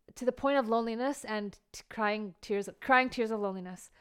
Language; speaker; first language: English; early bilingual, other home language; Bangla